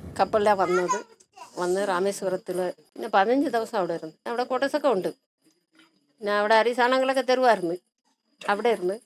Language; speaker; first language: Malayalam; early bilingual, other home language; Tamil